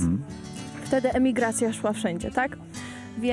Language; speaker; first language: Polish; early bilingual, heritage; Polish